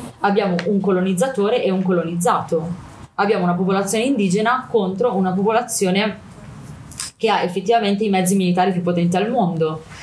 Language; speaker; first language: Italian; native; Italian